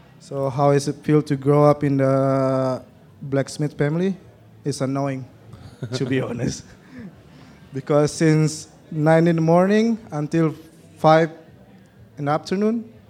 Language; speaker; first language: English; non-native, learner; Indonesian